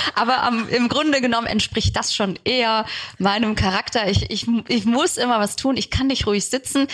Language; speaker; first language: German; early bilingual, other home language; Turkish